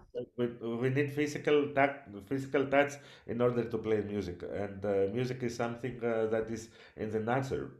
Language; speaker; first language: English; non-native, learner; Greek